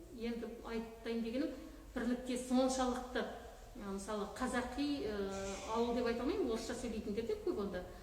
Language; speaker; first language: Kazakh; native; Kazakh